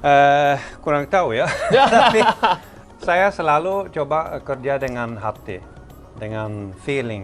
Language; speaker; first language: Indonesian; non-native, fluent; Swedish